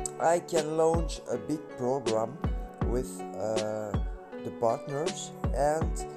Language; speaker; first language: English; non-native, learner; French